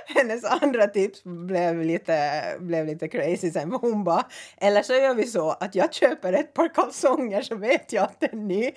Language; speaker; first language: Swedish; native; Swedish